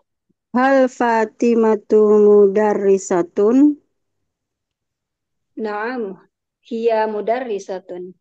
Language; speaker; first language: Arabic; non-native, learner; Indonesian